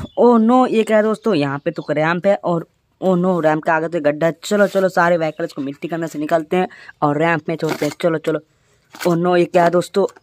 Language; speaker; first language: Hindi; native; Hindi